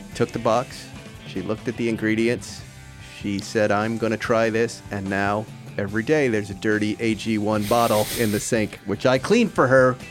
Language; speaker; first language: English; native; English